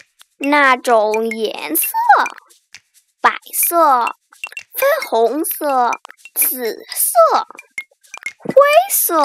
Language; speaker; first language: Chinese; early bilingual, heritage; Chinese